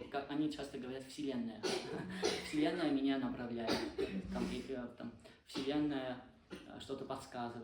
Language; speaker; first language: Russian; non-native, fluent; Armenian